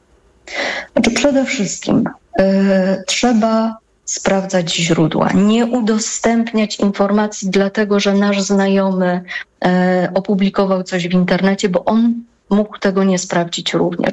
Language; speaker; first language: Polish; native; Polish